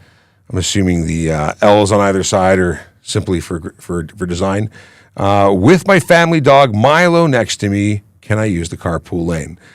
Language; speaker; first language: English; native; English